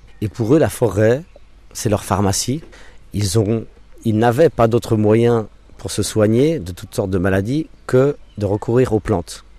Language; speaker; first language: French; non-native, local second language; English